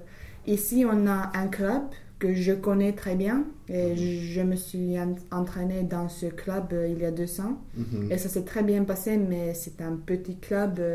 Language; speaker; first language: French; non-native, fluent; English